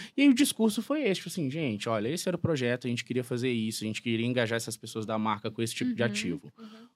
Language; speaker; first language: Portuguese; native; Portuguese